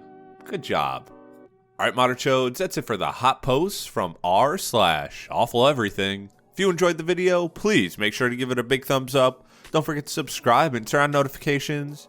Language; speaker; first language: English; native; English